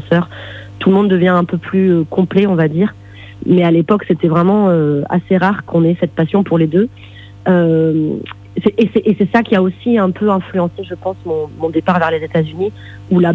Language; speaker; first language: French; native; French